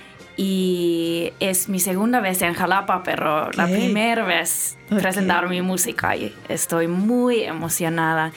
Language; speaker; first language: Spanish; non-native, learner; Finnish